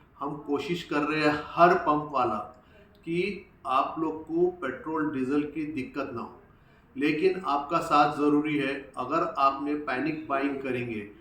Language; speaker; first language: Hindi; non-native, local second language; Urdu